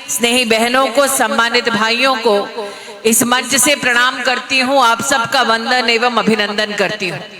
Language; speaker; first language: Hindi; native; Hindi